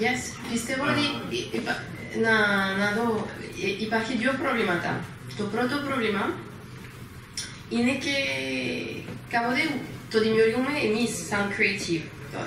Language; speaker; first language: Greek; non-native, fluent; French